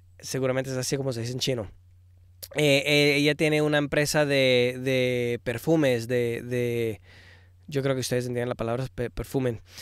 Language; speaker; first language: Spanish; early bilingual, heritage; Spanish